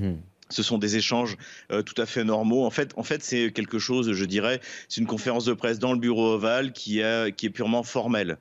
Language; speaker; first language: French; native; French